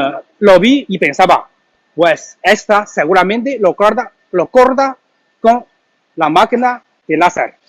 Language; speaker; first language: Spanish; non-native, learner; Chinese